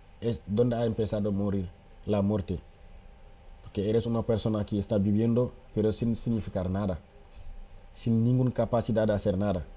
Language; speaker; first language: Spanish; non-native, fluent; Wolof